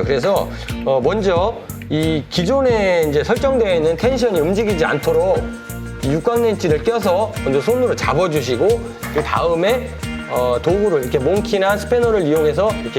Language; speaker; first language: Korean; native; Korean